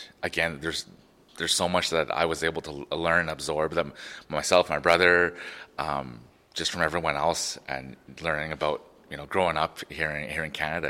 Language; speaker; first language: English; native; English